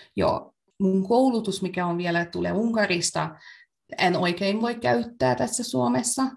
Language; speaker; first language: Finnish; non-native, fluent; Hungarian